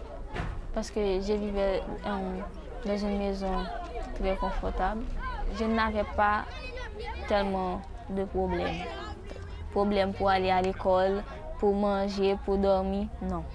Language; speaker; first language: French; non-native, local second language; Haitian Creole